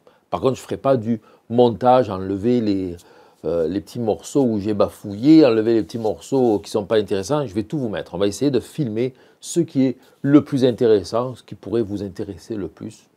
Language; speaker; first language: French; native; French